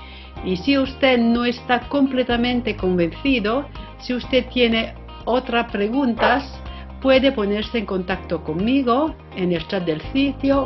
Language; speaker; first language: Spanish; non-native, fluent; Italian